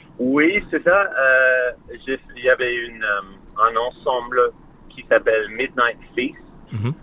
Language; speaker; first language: French; non-native, learner; English